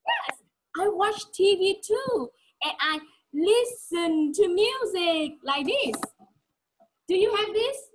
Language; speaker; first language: English; non-native, fluent; Vietnamese